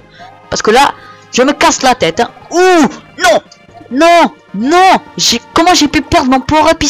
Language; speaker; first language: French; native; French